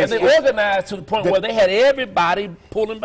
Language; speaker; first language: English; native; English